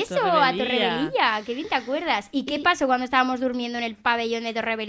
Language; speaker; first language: Spanish; native; Spanish